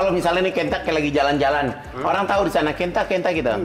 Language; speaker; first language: Indonesian; native; Indonesian